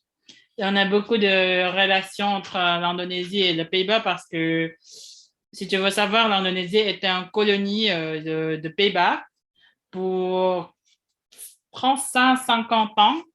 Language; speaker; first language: French; non-native, fluent; Indonesian